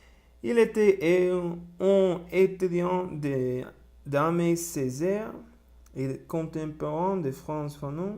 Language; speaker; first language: French; non-native, learner; Spanish